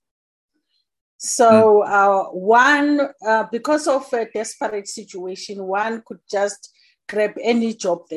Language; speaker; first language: English; non-native, local second language; Zulu